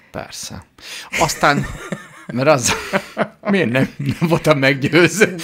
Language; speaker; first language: Hungarian; native; Hungarian